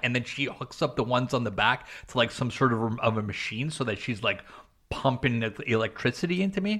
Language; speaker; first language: English; native; English